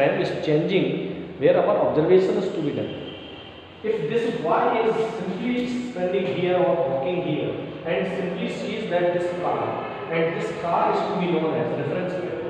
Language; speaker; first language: English; non-native, local second language; Hindi